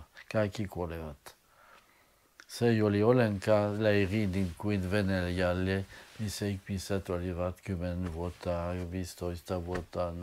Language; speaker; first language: Finnish; non-native, fluent; French